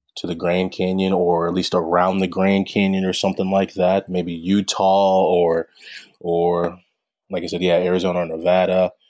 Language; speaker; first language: English; native; English